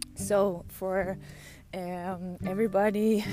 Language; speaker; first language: English; non-native, fluent; Dutch